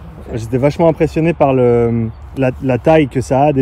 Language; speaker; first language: French; native; French